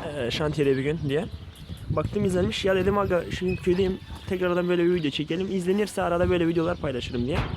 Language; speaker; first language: Turkish; non-native, local second language; Kurdish